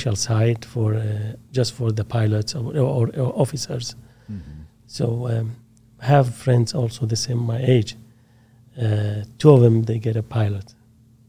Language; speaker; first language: English; non-native, learner; Arabic